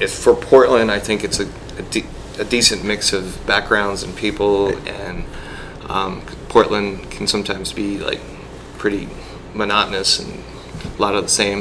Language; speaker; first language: English; native; English